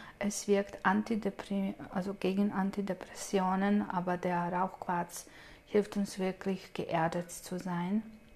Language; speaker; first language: German; non-native, fluent; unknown